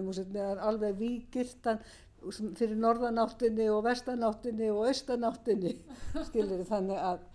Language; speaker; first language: Icelandic; native; Icelandic